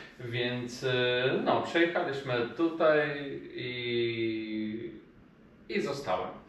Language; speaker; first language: Polish; non-native, fluent; Macedonian